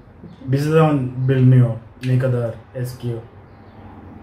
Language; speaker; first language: Turkish; non-native, learner; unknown